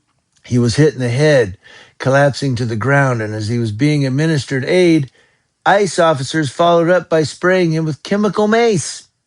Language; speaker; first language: English; native; English